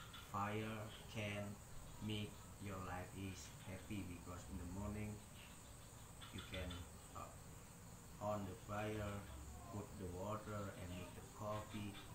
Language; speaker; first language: English; non-native, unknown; Indonesian